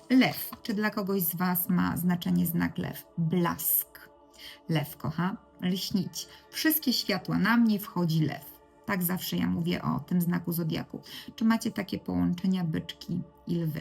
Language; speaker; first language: Polish; native; Polish